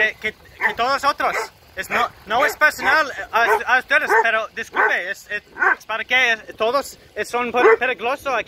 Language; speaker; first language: Spanish; non-native, learner; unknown